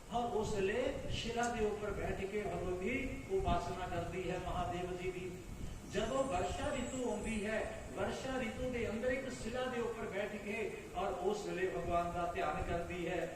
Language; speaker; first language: Hindi; non-native, local second language; Punjabi